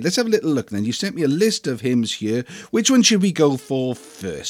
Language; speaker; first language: English; native; English